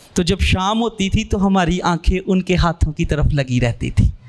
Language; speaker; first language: Urdu; non-native, local second language; Punjabi